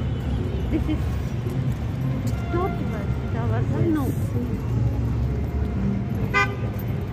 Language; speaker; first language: English; non-native, local second language; Filipino